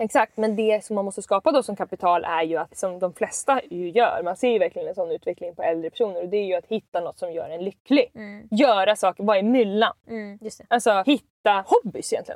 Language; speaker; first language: Swedish; native; Swedish